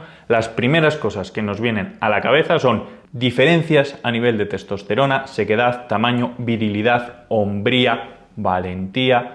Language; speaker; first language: Spanish; native; Spanish